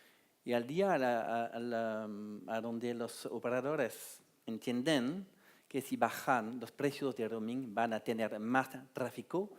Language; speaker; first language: Spanish; non-native, fluent; French